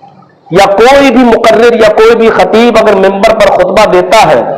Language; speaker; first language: Urdu; native; Urdu